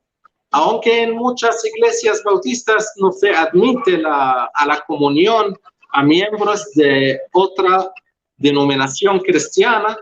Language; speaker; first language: Spanish; non-native, local second language; Arabic